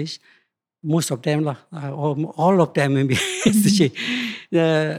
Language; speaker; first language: English; non-native, local second language; Malay